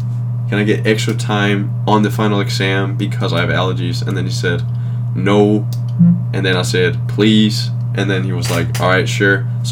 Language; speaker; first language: English; non-native, fluent; Danish